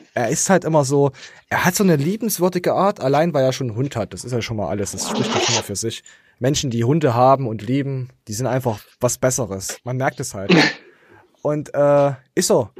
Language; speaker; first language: German; native; German